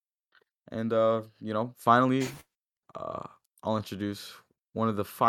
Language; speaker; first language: English; native; English